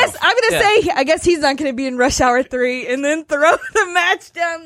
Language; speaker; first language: English; native; English